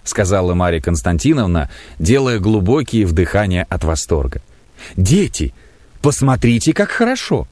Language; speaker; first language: Russian; native; Russian